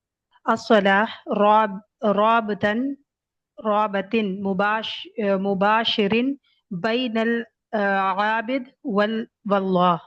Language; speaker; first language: Arabic; non-native, learner; Urdu